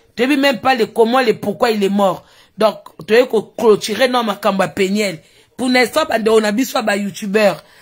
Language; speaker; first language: French; non-native, local second language; Lingala